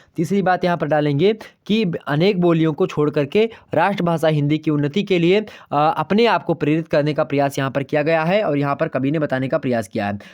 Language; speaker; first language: Hindi; native; Hindi